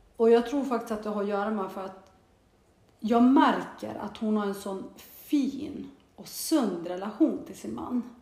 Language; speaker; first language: Swedish; early bilingual, other home language; Bosnian